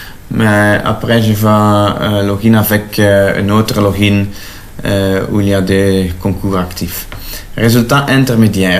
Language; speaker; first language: French; non-native, local second language; Dutch